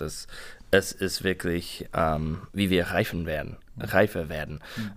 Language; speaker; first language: German; non-native, learner; English